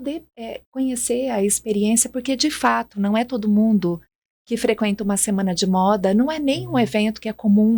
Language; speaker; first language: Portuguese; native; Portuguese